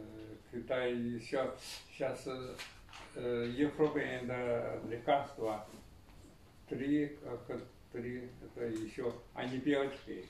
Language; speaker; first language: Russian; non-native, learner; Chinese